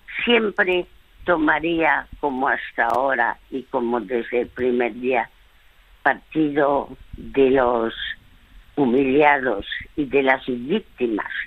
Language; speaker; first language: Spanish; early bilingual, other home language; French